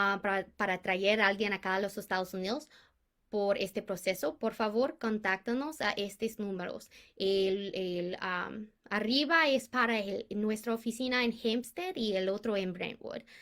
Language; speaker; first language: Spanish; non-native, fluent; English